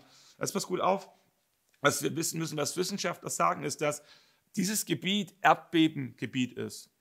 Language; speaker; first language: German; native; German